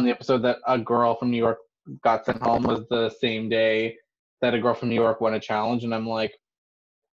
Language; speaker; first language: English; non-native, fluent; French